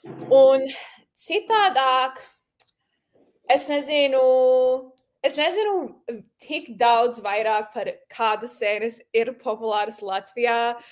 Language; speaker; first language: Latvian; early bilingual, heritage; Latvian